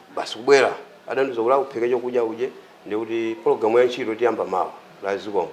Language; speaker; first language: Nyanja; native; Nyanja